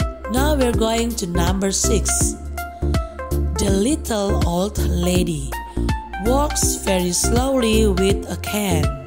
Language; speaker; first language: English; non-native, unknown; Indonesian